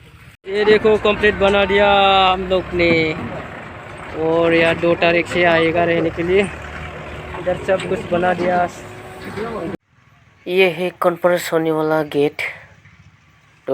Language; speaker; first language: Hindi; non-native, local second language; Bodo